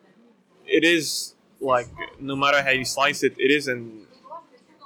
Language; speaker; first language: English; non-native, fluent; French